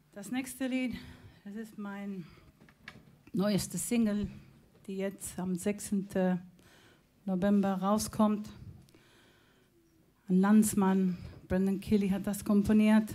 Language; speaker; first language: German; non-native, fluent; Spanish